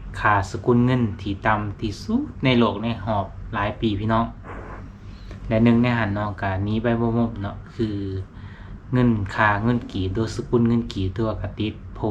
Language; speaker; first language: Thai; non-native, local second language; Lao